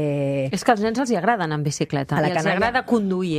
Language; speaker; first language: Catalan; native; Catalan